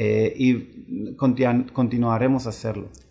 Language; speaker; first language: Spanish; non-native, fluent; Hebrew